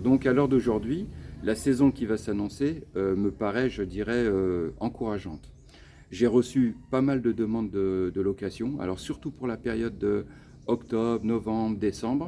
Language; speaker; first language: French; native; French